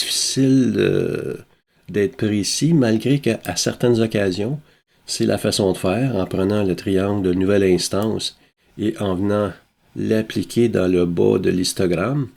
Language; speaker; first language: French; native; French